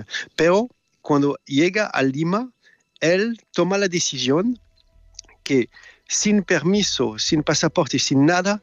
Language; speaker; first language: Spanish; non-native, fluent; French